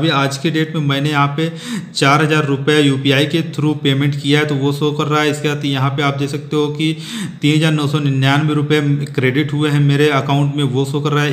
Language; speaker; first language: Hindi; native; Hindi